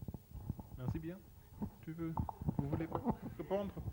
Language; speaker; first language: French; non-native, fluent; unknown